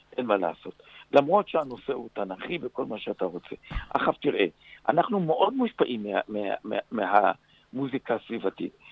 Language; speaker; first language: Hebrew; native; Hebrew